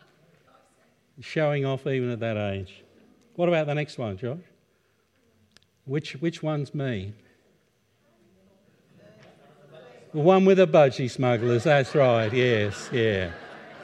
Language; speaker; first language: English; native; English